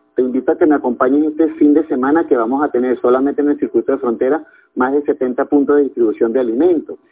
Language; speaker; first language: Spanish; native; Spanish